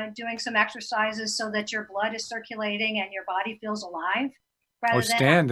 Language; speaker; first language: English; native; English